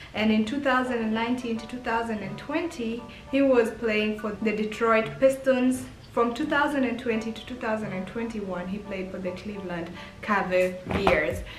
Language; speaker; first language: English; early bilingual, heritage; English